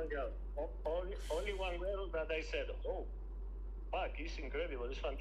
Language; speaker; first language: English; non-native, learner; Spanish